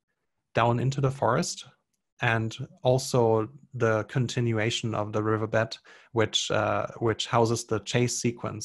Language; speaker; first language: English; non-native, fluent; German